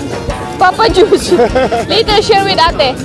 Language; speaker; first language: English; non-native, local second language; Filipino